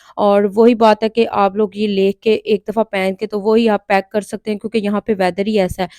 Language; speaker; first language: Urdu; non-native, local second language; Punjabi